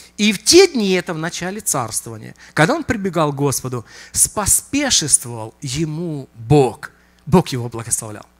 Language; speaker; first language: Russian; native; Russian